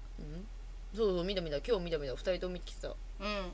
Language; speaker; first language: Japanese; native; Japanese